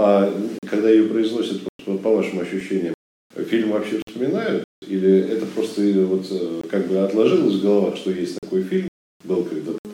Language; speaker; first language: Russian; native; Russian